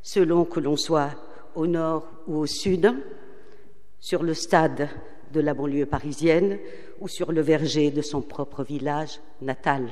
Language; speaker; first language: French; non-native, local second language; Arabic